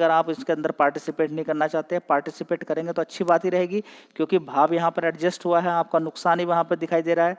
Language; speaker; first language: Hindi; native; Hindi